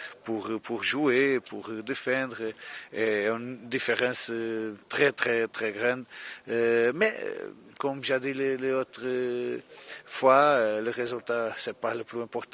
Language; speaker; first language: French; non-native, fluent; Portuguese